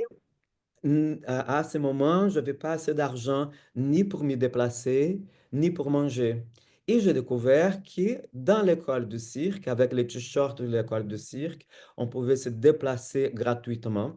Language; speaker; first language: French; non-native, fluent; Portuguese